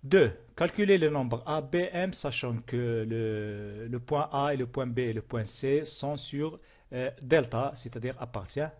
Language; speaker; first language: French; non-native, local second language; Arabic